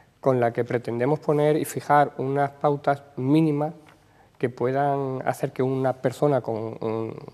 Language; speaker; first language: Spanish; native; Spanish